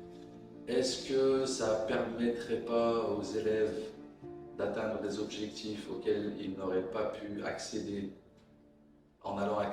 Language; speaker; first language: French; native; French